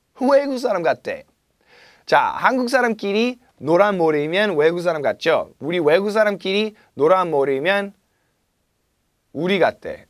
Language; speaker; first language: Korean; non-native, fluent; English